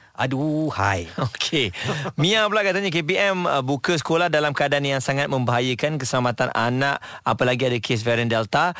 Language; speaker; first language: Malay; native; Malay